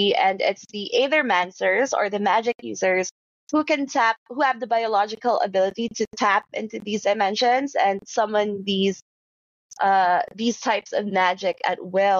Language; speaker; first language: English; non-native, local second language; Hiligaynon